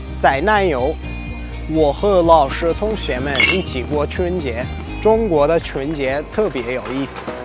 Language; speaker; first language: Chinese; non-native, fluent; Uzbek